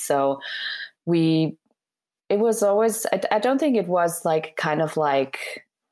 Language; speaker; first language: English; non-native, fluent; Serbian